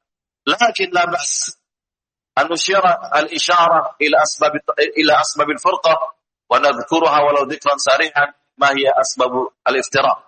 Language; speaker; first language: Arabic; non-native, fluent; Indonesian